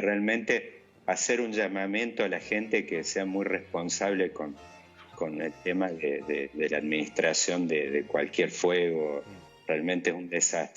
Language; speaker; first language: Spanish; native; Spanish